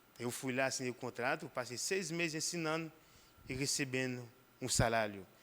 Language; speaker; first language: Portuguese; non-native, fluent; Haitian Creole